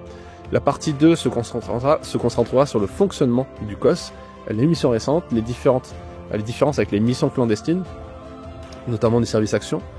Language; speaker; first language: French; native; French